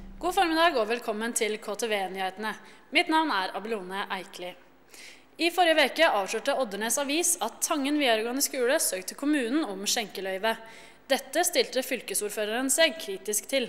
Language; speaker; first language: Norwegian; native; Norwegian